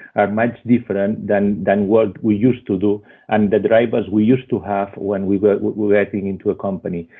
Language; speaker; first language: English; non-native, fluent; Spanish